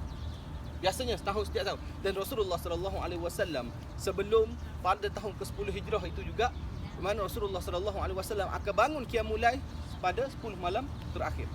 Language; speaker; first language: Malay; native; Malay